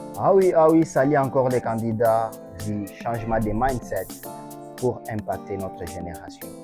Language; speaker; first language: French; non-native, local second language; Swahili